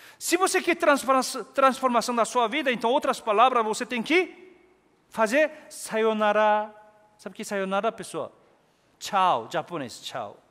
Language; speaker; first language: Portuguese; non-native, fluent; Korean